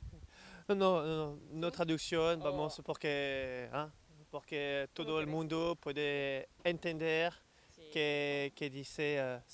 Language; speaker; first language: Spanish; non-native, learner; French